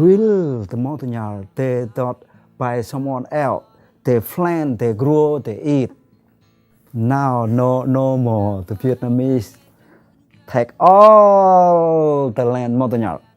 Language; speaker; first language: English; non-native, learner; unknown